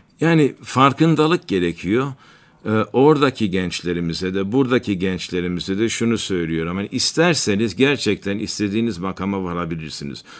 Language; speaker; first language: Turkish; native; Turkish